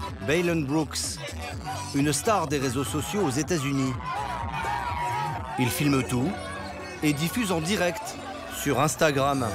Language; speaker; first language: French; native; French